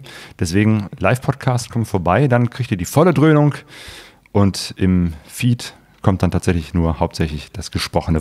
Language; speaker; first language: German; native; German